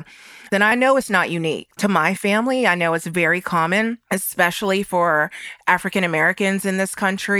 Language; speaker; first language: English; native; English